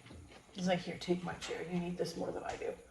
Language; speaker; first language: English; native; English